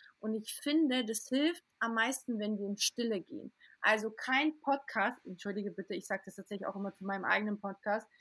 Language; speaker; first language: German; early bilingual, other home language; Portuguese